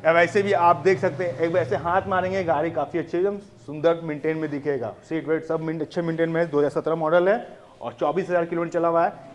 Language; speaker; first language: Hindi; native; Hindi